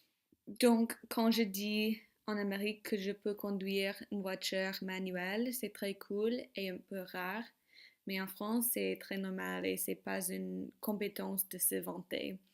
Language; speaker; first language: French; non-native, learner; English